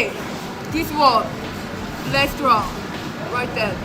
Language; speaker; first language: English; non-native, learner; Japanese